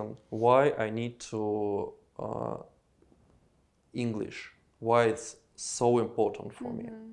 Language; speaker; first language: English; non-native, learner; Russian